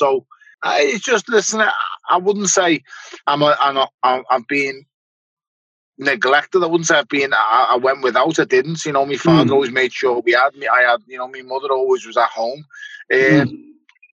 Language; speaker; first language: English; native; English